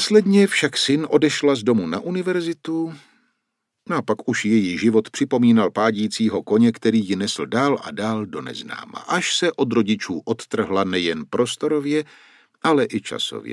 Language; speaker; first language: Czech; native; Czech